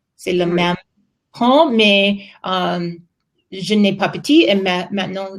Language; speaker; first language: French; non-native, learner; English